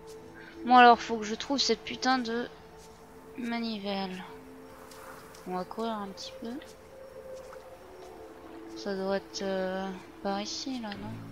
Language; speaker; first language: French; native; French